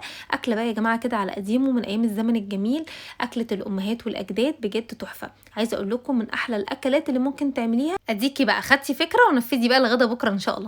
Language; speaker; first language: Arabic; native; Arabic